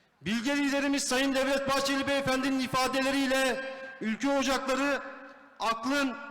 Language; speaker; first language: Turkish; native; Turkish